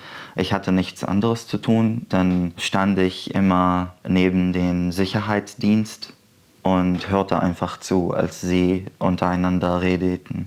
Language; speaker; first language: German; non-native, fluent; Arabic